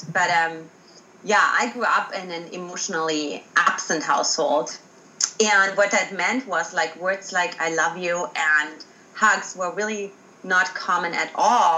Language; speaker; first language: English; non-native, fluent; German